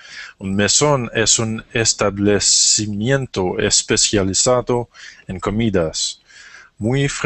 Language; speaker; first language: Spanish; non-native, learner; English